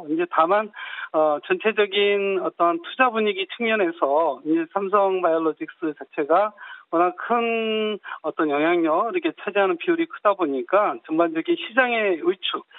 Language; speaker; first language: Korean; native; Korean